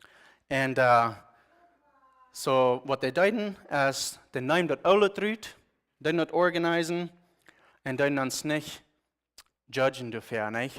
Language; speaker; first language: German; non-native, learner; Plautdietsch